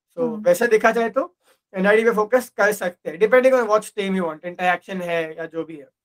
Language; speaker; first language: Hindi; non-native, local second language; Gujarati